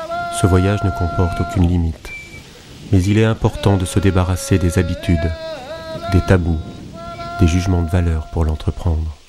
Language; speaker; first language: French; native; French